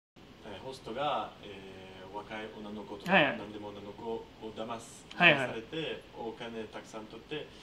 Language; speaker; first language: Japanese; non-native, learner; French